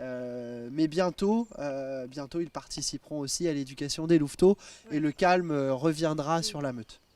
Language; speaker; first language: French; native; French